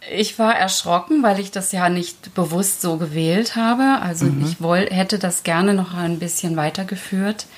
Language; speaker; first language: German; early bilingual, other home language; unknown